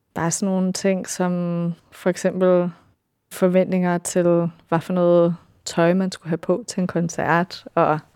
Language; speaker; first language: Danish; early bilingual, other home language; English